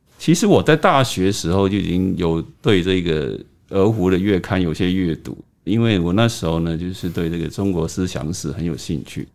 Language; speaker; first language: Chinese; native; Chinese